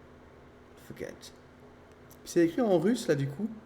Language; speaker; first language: French; native; French